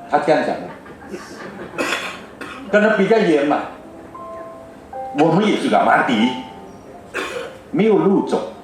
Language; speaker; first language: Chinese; early bilingual, heritage; Chinese